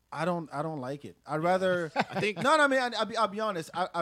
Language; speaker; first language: English; non-native, fluent; French